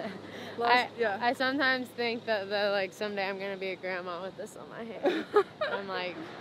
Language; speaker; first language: English; native; English